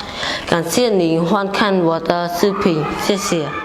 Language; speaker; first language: Chinese; non-native, learner; Khmer